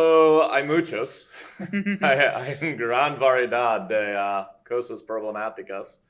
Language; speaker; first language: Spanish; non-native, fluent; English